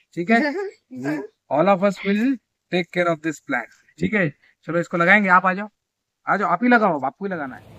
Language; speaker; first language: Hindi; native; Hindi